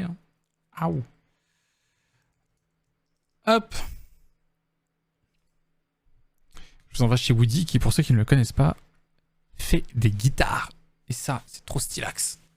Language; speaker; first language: French; native; French